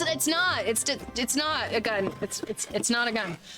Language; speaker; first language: English; native; English